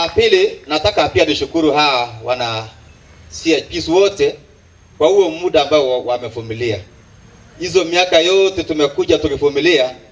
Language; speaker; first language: Swahili; non-native, local second language; Kalenjin